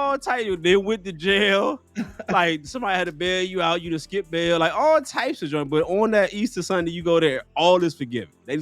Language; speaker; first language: English; native; English